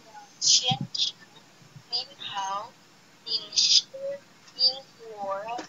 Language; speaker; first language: Chinese; non-native, learner; Indonesian